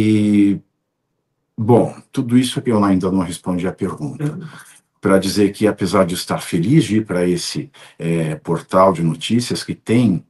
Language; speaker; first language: Portuguese; native; Portuguese